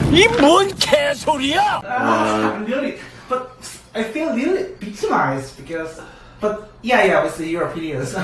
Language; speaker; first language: English; non-native, learner; Korean